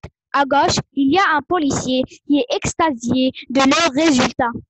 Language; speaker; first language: French; non-native, learner; Arabic